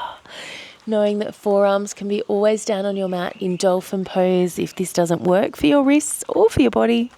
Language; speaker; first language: English; native; English